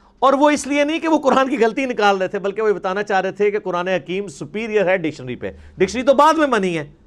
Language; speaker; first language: Urdu; non-native, local second language; Punjabi